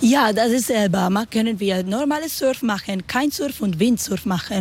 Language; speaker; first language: German; non-native, learner; Spanish